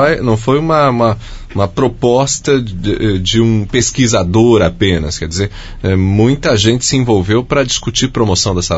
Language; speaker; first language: Portuguese; native; Portuguese